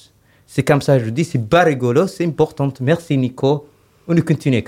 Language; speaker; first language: French; non-native, learner; Somali